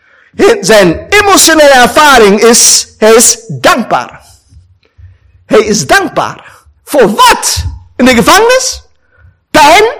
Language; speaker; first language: Dutch; non-native, fluent; German